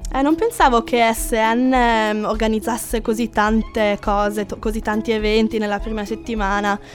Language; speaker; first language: Italian; non-native, local second language; German